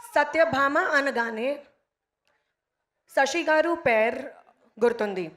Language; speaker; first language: Telugu; non-native, local second language; Hindi